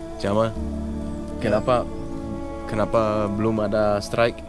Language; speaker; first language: Indonesian; non-native, learner; Danish